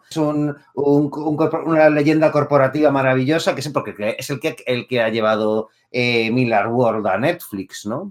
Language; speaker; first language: Spanish; native; Spanish